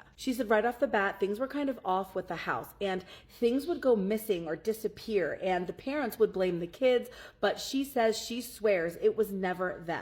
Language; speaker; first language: English; native; English